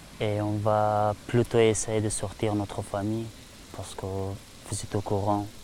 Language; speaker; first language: French; non-native, learner; Persian